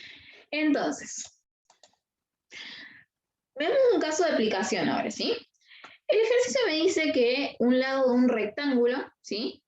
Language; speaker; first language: Spanish; native; Spanish